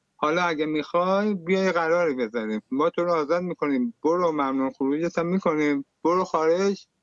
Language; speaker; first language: Persian; native; Persian